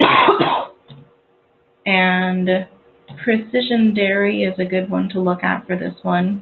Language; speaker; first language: English; native; English